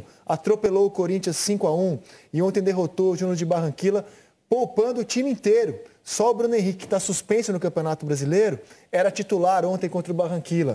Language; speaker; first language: Portuguese; native; Portuguese